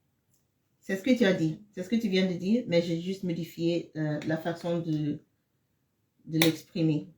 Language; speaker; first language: French; non-native, fluent; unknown